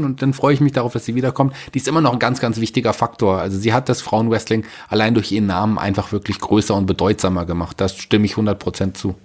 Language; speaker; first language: German; native; German